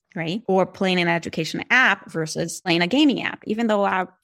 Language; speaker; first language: English; non-native, fluent; Portuguese